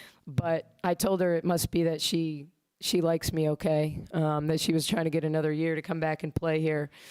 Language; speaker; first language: English; native; English